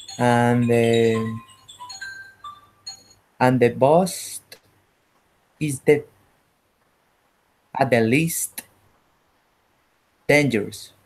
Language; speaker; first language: English; non-native, learner; Spanish